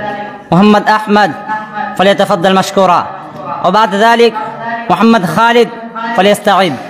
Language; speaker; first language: Arabic; non-native, fluent; Urdu